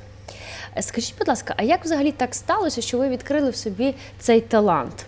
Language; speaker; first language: Ukrainian; native; Ukrainian